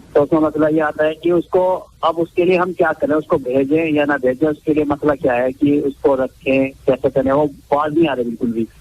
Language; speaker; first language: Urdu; native; Urdu